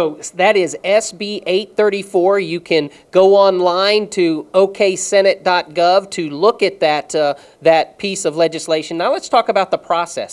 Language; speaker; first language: English; native; English